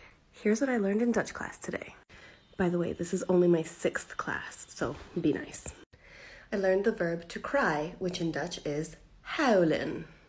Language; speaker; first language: English; native; English